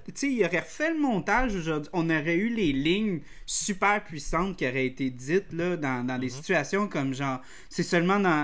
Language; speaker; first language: French; native; French